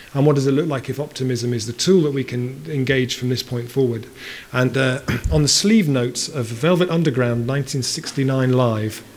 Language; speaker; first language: English; native; English